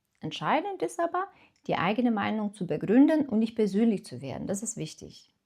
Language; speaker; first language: German; non-native, fluent; Lithuanian